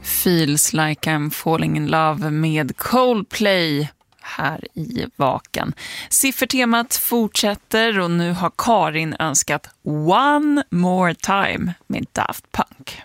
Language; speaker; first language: Swedish; native; Swedish